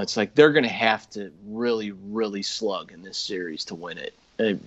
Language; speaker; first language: English; native; English